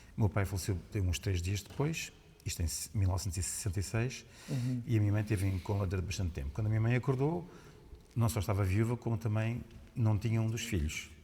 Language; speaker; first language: Portuguese; native; Portuguese